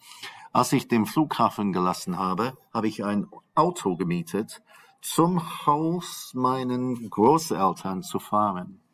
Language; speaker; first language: German; non-native, fluent; English